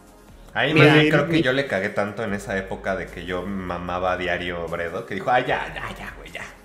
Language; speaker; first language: Spanish; native; Spanish